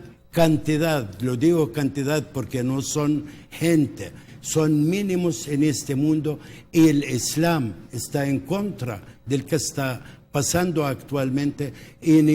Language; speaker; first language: Spanish; early bilingual, heritage; Spanish